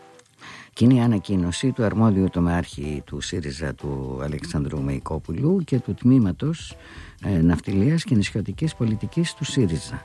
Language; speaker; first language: Greek; native; Greek